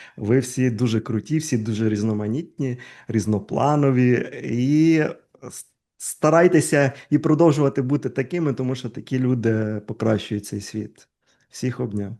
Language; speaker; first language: Ukrainian; native; Ukrainian